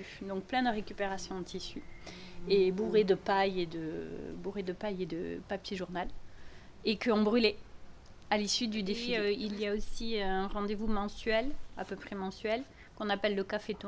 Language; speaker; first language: French; native; French